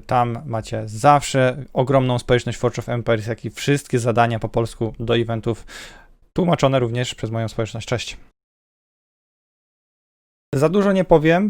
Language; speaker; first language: Polish; native; Polish